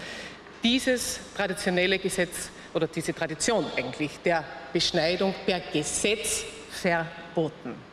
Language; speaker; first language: German; native; German